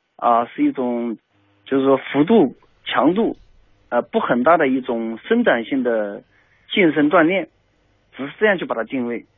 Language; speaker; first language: Chinese; native; Chinese